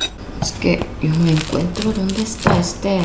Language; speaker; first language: Spanish; non-native, fluent; Korean